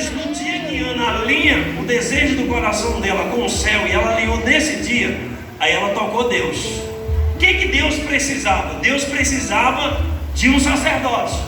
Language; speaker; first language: Portuguese; native; Portuguese